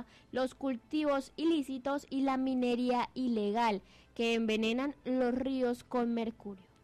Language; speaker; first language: Spanish; native; Spanish